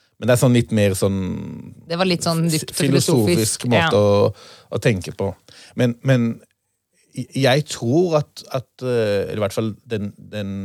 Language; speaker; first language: Norwegian; non-native, fluent; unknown